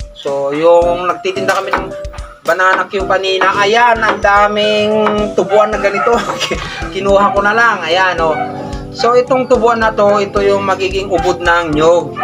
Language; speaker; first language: Filipino; non-native, local second language; Iloko